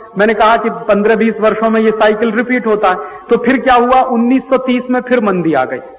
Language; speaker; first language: Hindi; native; Hindi